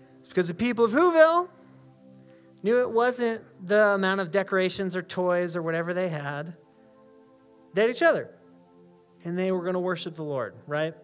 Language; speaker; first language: English; native; English